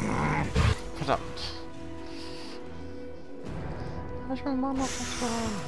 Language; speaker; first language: German; native; German